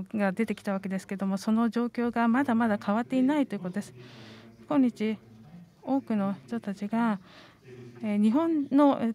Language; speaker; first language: Japanese; non-native, fluent; Estonian